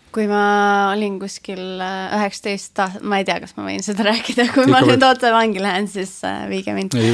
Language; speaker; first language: Estonian; native; Estonian